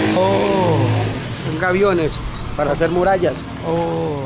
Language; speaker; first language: Spanish; native; Spanish